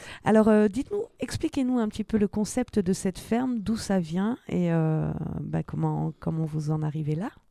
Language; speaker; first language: French; native; French